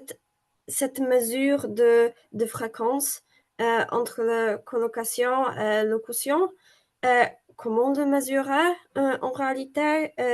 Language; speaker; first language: French; non-native, fluent; Polish